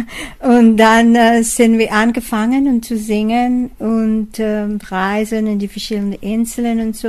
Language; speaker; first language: German; non-native, learner; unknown